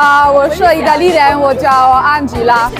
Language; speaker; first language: Chinese; non-native, learner; Italian